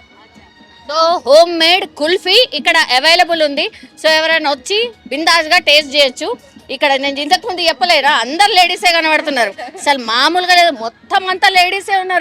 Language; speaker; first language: Telugu; native; Telugu